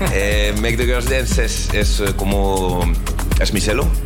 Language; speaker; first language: Spanish; non-native, learner; French